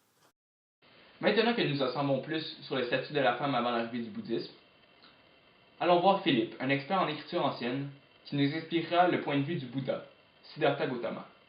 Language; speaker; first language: French; native; French